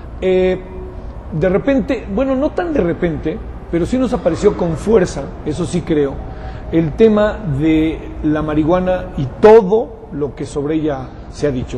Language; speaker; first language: Spanish; native; Spanish